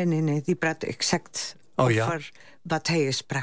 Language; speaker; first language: Dutch; non-native, fluent; Spanish